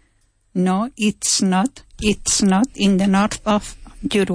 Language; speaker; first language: English; non-native, learner; Spanish